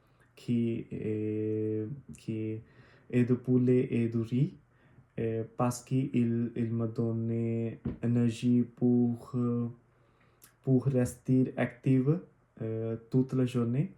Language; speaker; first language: French; non-native, learner; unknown